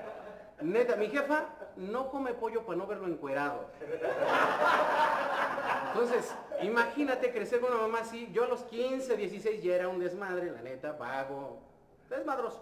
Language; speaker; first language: Spanish; native; Spanish